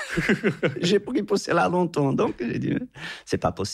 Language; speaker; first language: French; non-native, fluent; Portuguese